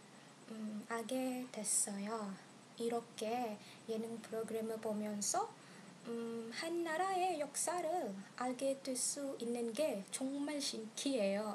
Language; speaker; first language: Korean; non-native, learner; Malay